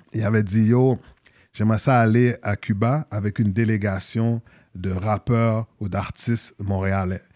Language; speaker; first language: French; native; French